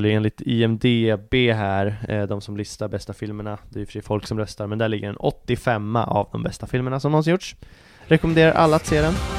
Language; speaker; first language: Swedish; native; Swedish